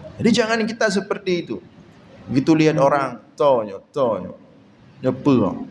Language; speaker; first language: Malay; non-native, local second language; Achinese